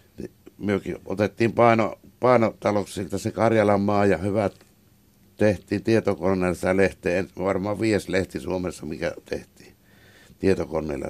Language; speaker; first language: Finnish; native; Finnish